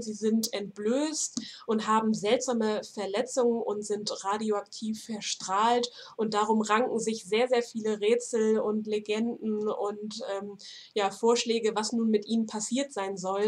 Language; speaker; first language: German; native; German